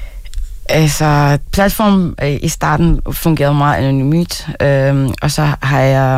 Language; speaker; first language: Danish; non-native, fluent; Arabic